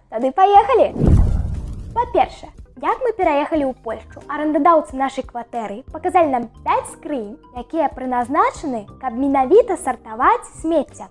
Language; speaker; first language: Belarusian; non-native, local second language; Russian